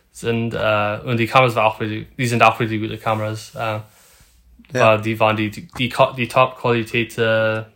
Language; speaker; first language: German; non-native, learner; English